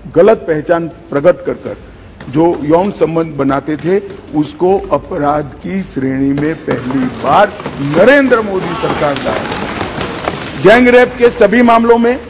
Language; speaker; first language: Hindi; non-native, local second language; Gujarati